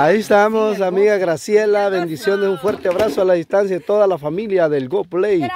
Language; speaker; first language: Spanish; native; Spanish